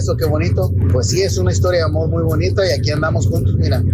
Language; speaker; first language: Spanish; native; Spanish